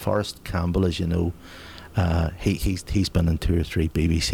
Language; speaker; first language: English; native; English